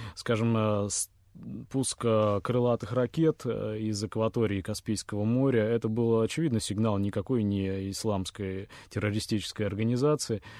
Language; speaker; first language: Russian; native; Russian